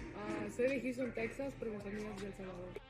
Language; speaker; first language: Spanish; early bilingual, heritage; Spanish